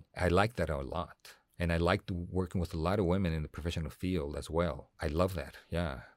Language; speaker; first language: English; non-native, fluent; Spanish